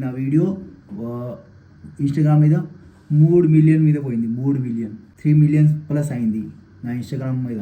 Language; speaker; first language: Telugu; non-native, learner; Hindi